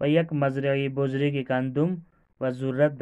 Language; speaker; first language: Persian; non-native, fluent; Urdu